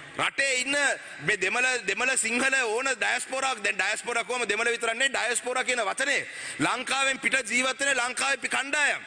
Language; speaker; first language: Sinhala; non-native, local second language; Tamil